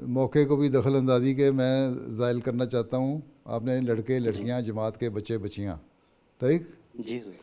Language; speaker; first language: Urdu; native; Urdu